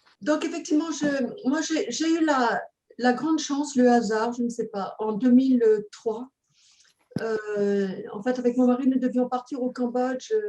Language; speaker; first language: French; native; French